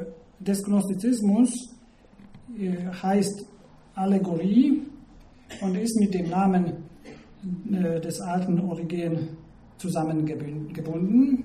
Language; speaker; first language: German; non-native, fluent; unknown